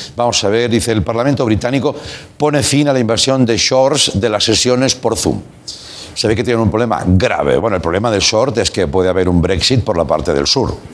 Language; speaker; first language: Spanish; non-native, local second language; Catalan